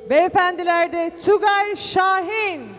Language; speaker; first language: Turkish; native; Turkish